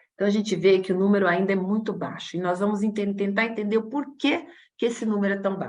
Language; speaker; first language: Portuguese; native; Portuguese